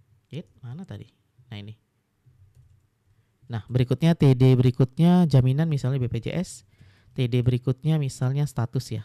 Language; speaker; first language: Indonesian; native; Indonesian